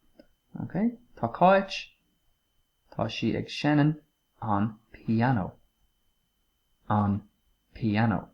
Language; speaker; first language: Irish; non-native, local second language; English